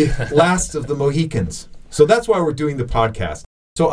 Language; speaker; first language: English; native; English